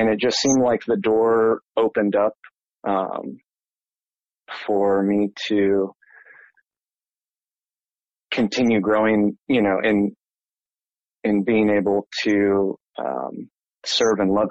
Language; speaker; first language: English; native; English